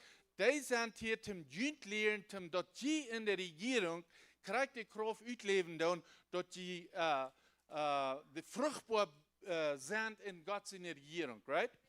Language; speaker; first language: German; non-native, learner; Low German